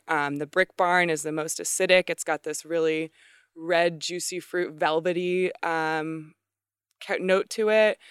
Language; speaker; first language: English; native; English